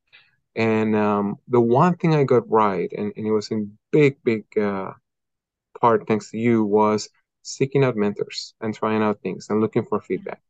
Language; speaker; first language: English; non-native, fluent; Spanish